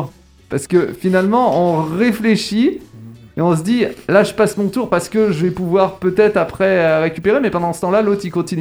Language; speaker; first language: French; native; French